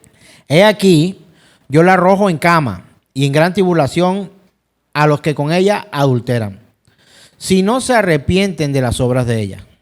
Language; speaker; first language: Spanish; native; Spanish